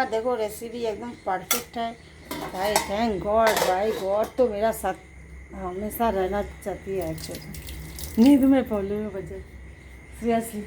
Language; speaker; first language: Hindi; non-native, local second language; Bangla